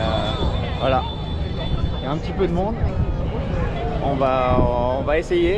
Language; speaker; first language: French; native; French